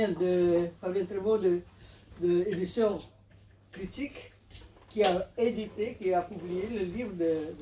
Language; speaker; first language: French; non-native, fluent; Indonesian